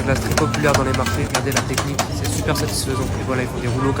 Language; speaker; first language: French; native; French